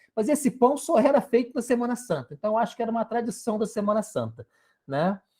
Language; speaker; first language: Portuguese; native; Portuguese